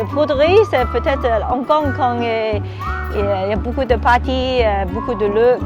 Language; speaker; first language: French; non-native, learner; Cantonese